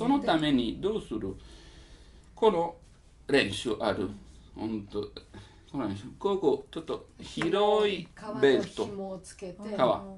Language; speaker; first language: Japanese; non-native, learner; Italian